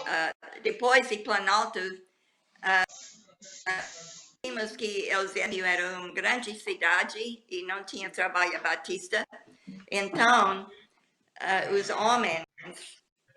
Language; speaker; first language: Portuguese; non-native, fluent; English